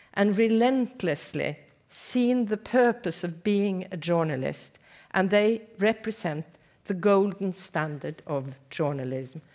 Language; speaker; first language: English; non-native, fluent; Norwegian